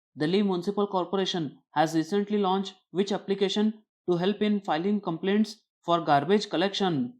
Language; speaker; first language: English; non-native, local second language; Kannada